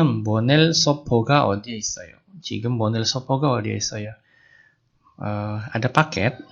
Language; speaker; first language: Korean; non-native, fluent; Indonesian